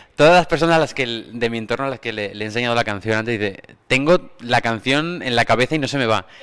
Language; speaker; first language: Spanish; native; Spanish